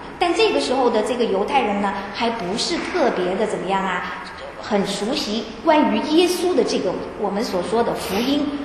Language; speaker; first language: Chinese; native; Chinese